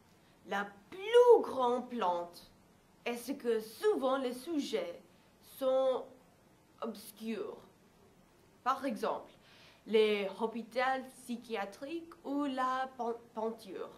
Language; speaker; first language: French; non-native, learner; English